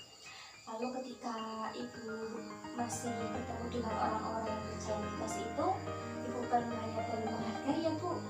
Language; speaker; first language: Indonesian; native; Indonesian